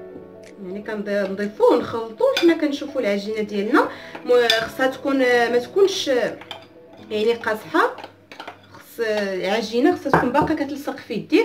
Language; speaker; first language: Arabic; native; Arabic